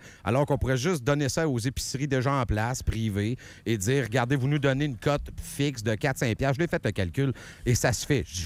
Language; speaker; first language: French; native; French